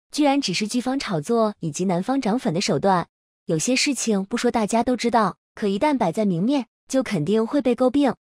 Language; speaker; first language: Chinese; native; Chinese